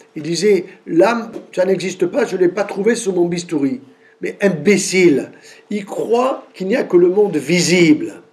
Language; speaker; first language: French; native; French